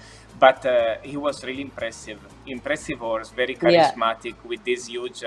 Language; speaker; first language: English; non-native, fluent; Italian